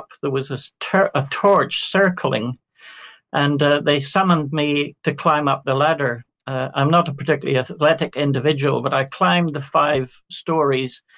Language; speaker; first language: English; native; English